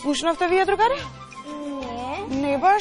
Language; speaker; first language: Macedonian; native; Macedonian